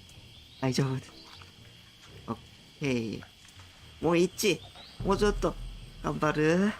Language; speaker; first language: Japanese; non-native, learner; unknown